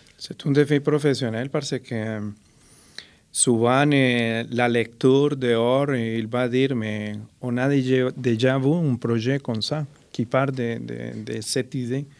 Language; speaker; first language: French; non-native, fluent; Spanish